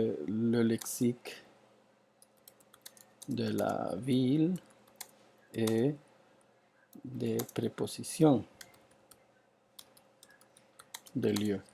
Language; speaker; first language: French; non-native, fluent; Spanish